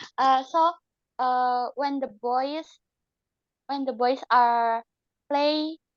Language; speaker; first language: English; non-native, learner; Indonesian